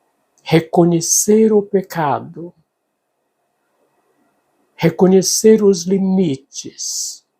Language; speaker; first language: Portuguese; native; Portuguese